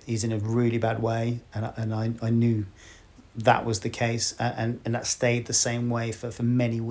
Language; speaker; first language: English; native; English